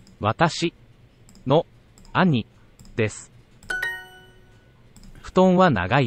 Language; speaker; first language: Japanese; non-native, learner; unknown